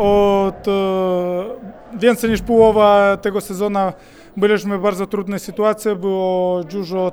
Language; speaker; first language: Polish; non-native, fluent; Spanish